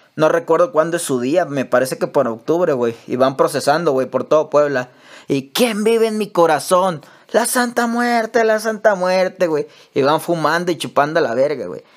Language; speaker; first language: Spanish; native; Spanish